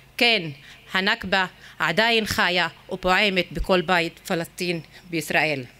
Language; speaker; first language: Hebrew; non-native, local second language; Arabic